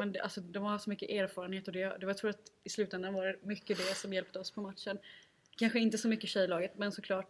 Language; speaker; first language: Swedish; native; Swedish